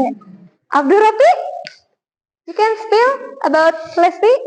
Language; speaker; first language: English; non-native, learner; Indonesian